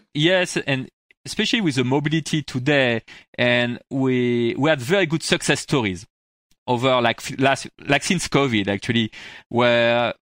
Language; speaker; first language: English; non-native, fluent; French